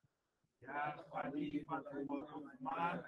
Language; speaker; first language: Arabic; non-native, learner; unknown